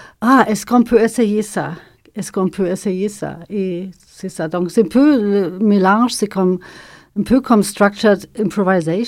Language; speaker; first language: French; non-native, fluent; German